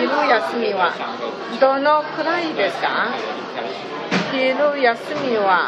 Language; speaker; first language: Japanese; non-native, learner; Chinese